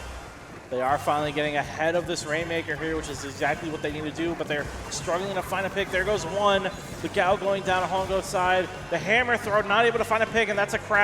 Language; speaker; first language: English; native; English